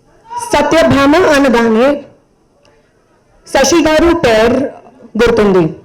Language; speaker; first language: Telugu; non-native, learner; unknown